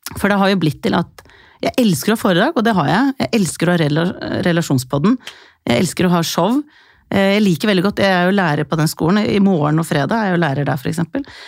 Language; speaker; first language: Norwegian; early bilingual, other home language; Icelandic